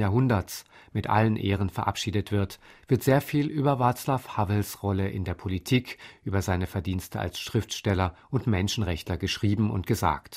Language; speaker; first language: German; native; German